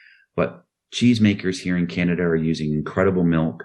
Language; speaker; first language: English; native; English